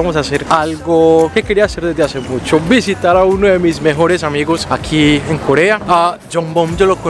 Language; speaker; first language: Spanish; native; Spanish